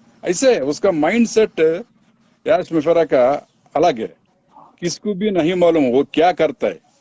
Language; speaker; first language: Hindi; non-native, local second language; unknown